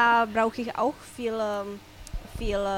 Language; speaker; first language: German; non-native, learner; Czech